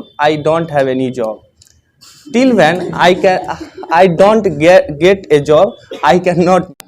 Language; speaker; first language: English; non-native, learner; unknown